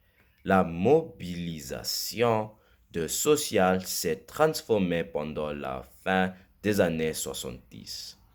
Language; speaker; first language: French; non-native, learner; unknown